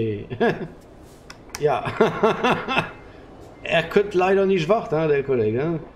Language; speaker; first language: German; non-native, learner; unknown